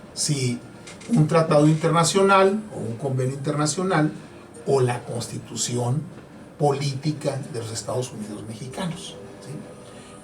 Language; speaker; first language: Spanish; native; Spanish